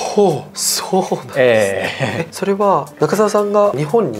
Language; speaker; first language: Japanese; native; Japanese